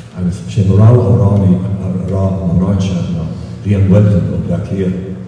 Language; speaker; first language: English; native; English